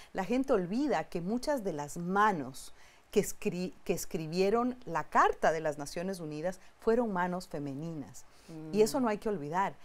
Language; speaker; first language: Spanish; native; Spanish